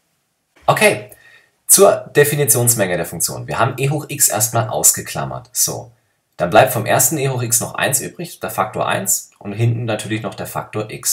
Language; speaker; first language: German; native; German